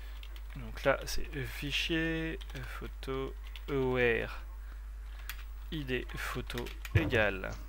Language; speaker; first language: French; native; French